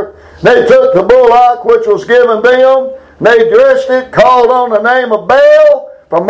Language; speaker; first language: English; native; English